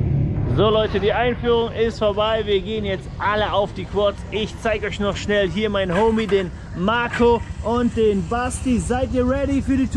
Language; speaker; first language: German; native; German